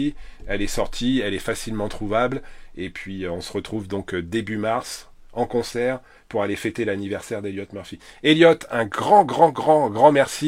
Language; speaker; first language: French; native; French